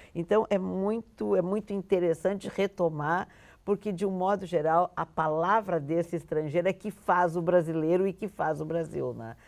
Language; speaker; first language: Portuguese; native; Portuguese